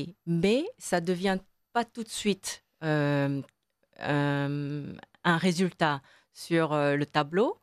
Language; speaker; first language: French; non-native, fluent; Korean